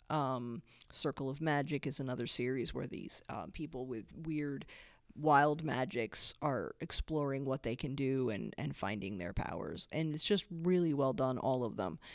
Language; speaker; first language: English; native; English